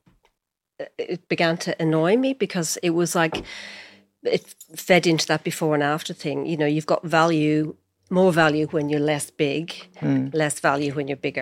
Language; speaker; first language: English; native; English